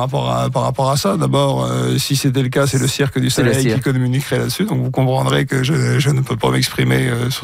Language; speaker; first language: French; native; French